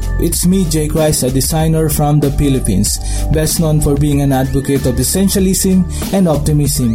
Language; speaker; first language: English; non-native, local second language; Filipino